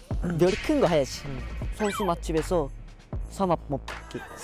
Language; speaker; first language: Korean; non-native, learner; Japanese